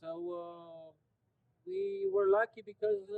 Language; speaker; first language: English; non-native, fluent; Romanian